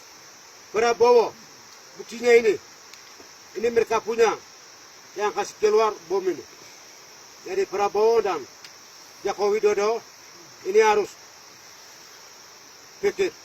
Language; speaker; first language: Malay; non-native, local second language; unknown